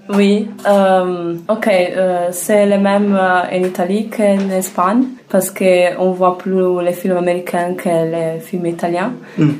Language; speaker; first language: French; non-native, fluent; Italian